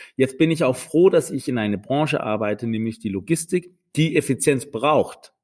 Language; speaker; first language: German; non-native, fluent; Danish